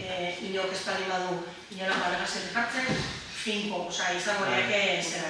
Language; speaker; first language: Basque; native; Basque